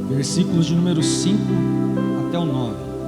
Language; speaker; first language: Portuguese; native; Portuguese